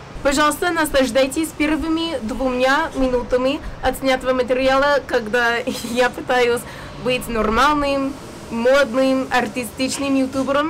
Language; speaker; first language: Russian; non-native, fluent; English